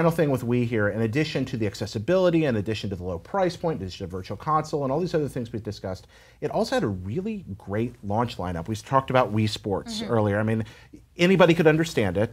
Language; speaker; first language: English; native; English